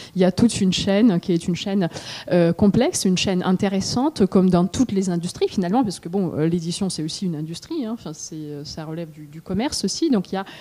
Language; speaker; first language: French; non-native, fluent; Russian